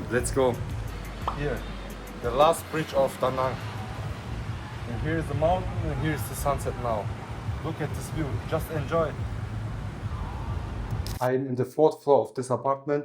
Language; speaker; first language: English; non-native, learner; Turkish